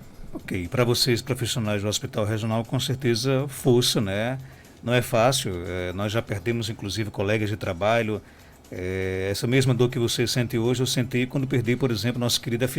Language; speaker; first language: Portuguese; native; Portuguese